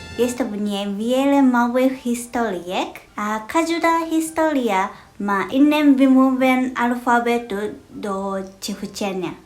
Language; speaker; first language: Polish; non-native, learner; Japanese